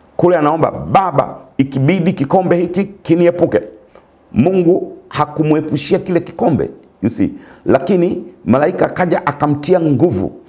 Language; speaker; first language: Swahili; native; Swahili